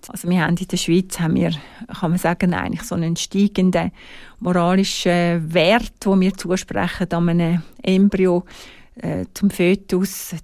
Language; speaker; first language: German; native; German